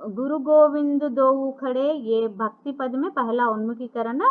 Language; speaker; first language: Hindi; non-native, local second language; Telugu